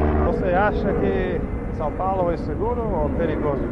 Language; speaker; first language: Portuguese; non-native, learner; English